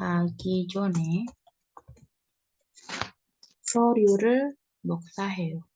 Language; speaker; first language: Korean; non-native, fluent; Indonesian